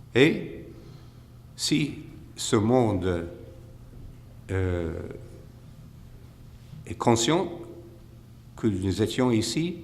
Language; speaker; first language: French; non-native, fluent; English